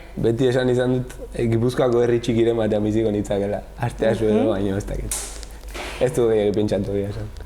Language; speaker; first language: Basque; native; Basque